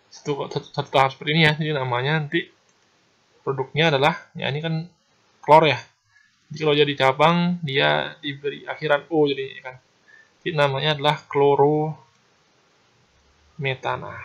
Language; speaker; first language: Indonesian; native; Indonesian